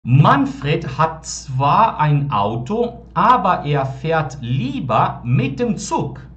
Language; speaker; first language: German; non-native, fluent; Portuguese